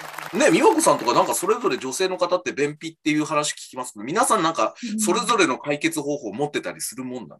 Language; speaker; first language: Japanese; native; Japanese